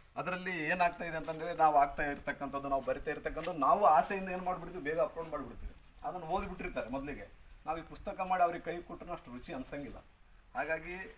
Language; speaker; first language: Kannada; native; Kannada